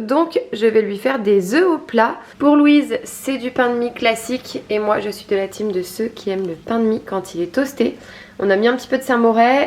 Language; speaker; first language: French; native; French